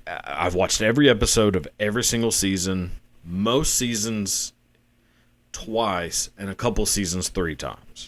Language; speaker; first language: English; native; English